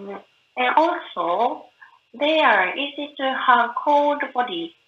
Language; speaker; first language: English; non-native, learner; Japanese